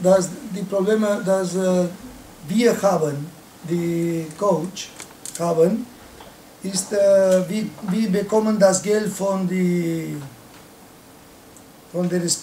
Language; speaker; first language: German; non-native, learner; Spanish